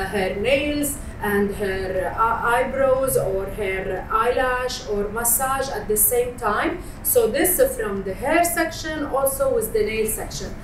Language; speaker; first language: English; non-native, fluent; Arabic